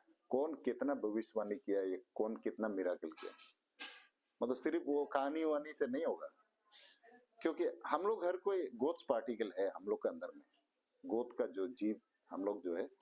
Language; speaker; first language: Hindi; non-native, local second language; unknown